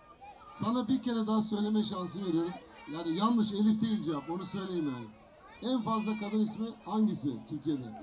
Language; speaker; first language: Turkish; native; Turkish